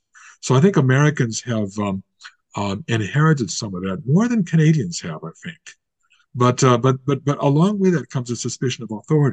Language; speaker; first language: English; native; English